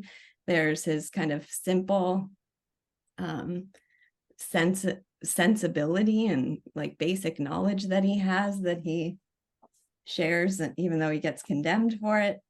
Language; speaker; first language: English; native; English